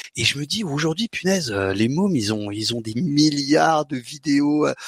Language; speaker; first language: French; early bilingual, other home language; Portuguese